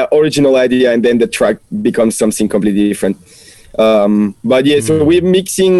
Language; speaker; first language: English; non-native, fluent; French